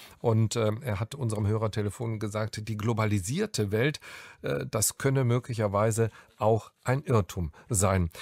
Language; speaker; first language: German; native; German